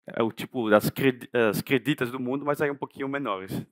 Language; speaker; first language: Portuguese; non-native, fluent; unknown